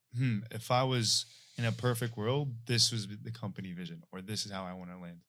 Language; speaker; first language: English; non-native, fluent; Arabic